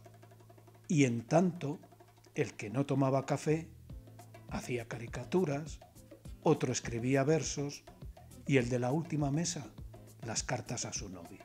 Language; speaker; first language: Spanish; native; Spanish